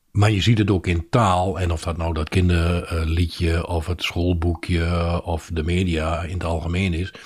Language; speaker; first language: Dutch; native; Dutch